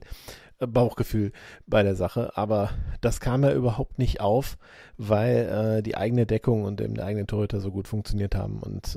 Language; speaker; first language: German; native; German